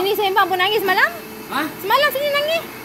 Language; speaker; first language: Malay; non-native, local second language; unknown